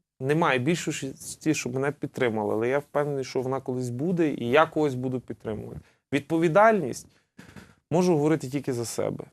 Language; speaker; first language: Ukrainian; native; Ukrainian